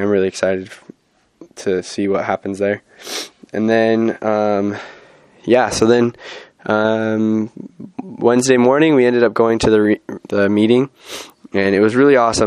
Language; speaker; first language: English; native; English